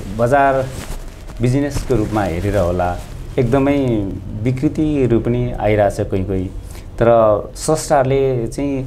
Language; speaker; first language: Nepali; non-native, local second language; Limbu